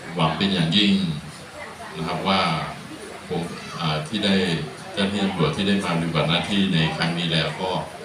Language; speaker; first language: Thai; native; Thai